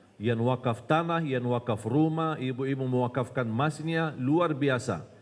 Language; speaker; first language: Malay; non-native, fluent; Arabic